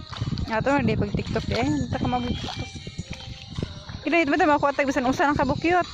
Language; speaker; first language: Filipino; non-native, local second language; Cebuano